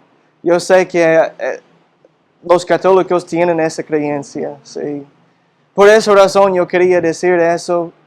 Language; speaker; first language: Spanish; non-native, fluent; English